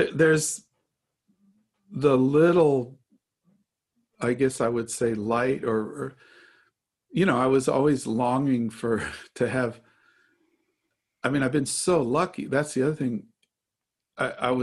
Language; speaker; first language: English; native; English